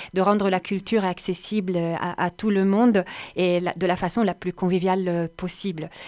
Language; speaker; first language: French; non-native, fluent; Italian